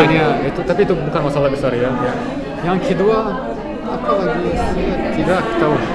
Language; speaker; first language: Indonesian; non-native, fluent; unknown